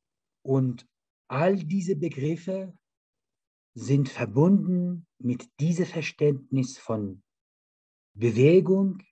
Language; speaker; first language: German; non-native, fluent; Persian